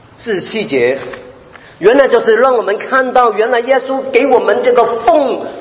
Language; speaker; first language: Chinese; non-native, local second language; Cantonese